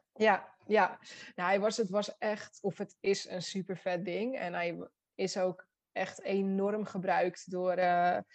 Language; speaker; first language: Dutch; native; Dutch